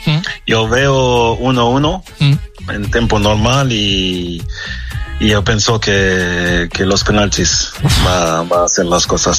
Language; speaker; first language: Spanish; non-native, fluent; French